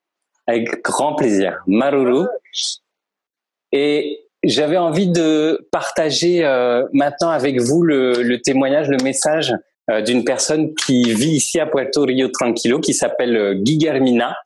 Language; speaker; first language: French; native; French